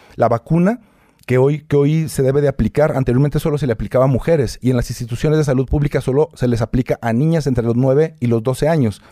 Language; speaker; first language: Spanish; native; Spanish